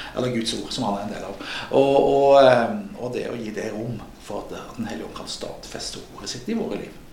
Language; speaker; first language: Norwegian; native; Norwegian